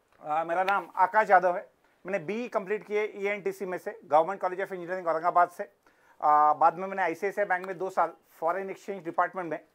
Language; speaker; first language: Hindi; non-native, local second language; Marathi